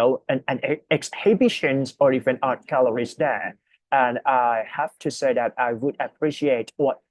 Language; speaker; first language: English; non-native, fluent; Thai